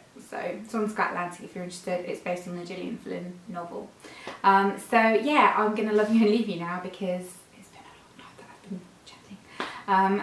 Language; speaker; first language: English; native; English